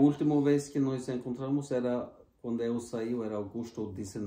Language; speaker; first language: Portuguese; non-native, fluent; Norwegian